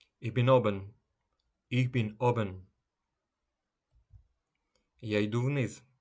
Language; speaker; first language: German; non-native, fluent; Ukrainian